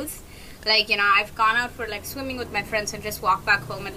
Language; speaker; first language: English; native; English